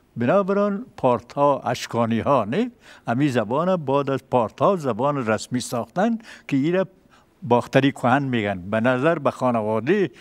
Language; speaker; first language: Persian; native; Persian